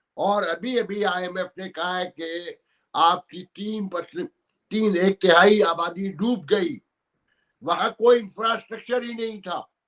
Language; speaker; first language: Urdu; native; Urdu